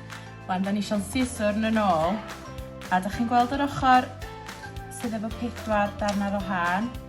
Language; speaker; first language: Welsh; native; Welsh